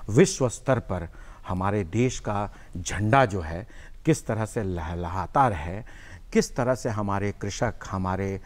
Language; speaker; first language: Hindi; native; Hindi